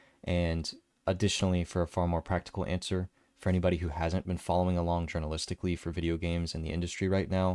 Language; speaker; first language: English; native; English